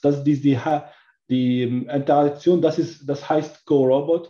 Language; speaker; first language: German; non-native, learner; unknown